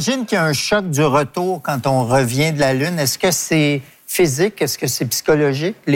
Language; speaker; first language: French; native; French